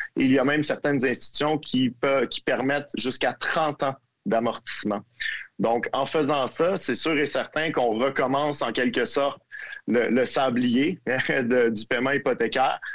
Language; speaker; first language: French; native; French